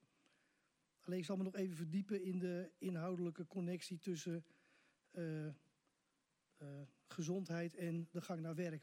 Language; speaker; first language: Dutch; native; Dutch